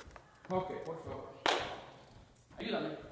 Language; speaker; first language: Spanish; non-native, fluent; English